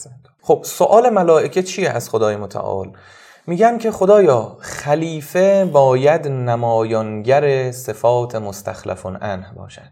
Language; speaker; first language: Persian; native; Persian